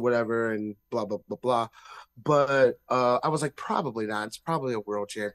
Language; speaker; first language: English; native; English